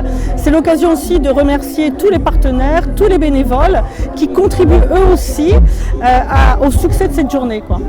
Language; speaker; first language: French; native; French